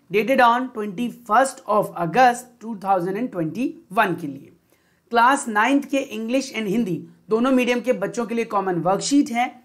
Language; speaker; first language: Hindi; native; Hindi